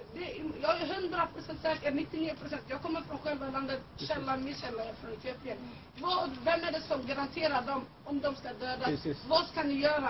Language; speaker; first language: Swedish; non-native, fluent; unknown